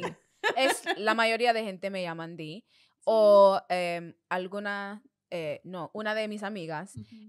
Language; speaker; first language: Spanish; non-native, learner; English